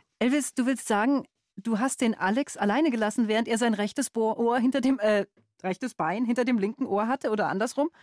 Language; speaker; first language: German; native; German